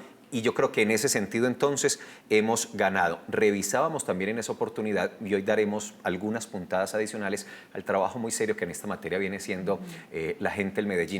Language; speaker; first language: Spanish; native; Spanish